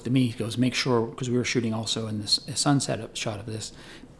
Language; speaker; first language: English; native; English